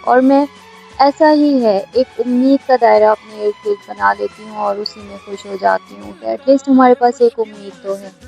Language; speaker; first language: Urdu; native; Urdu